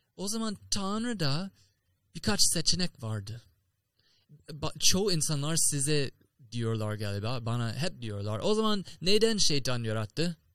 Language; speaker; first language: Turkish; non-native, learner; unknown